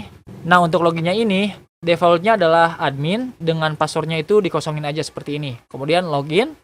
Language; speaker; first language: Indonesian; native; Indonesian